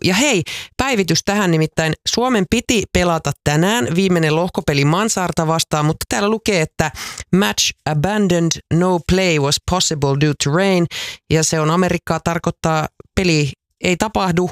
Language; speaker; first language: Finnish; native; Finnish